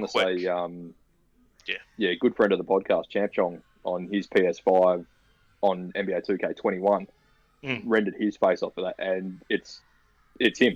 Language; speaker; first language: English; native; English